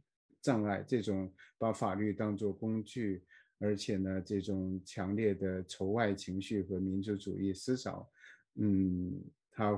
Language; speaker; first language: Chinese; native; Chinese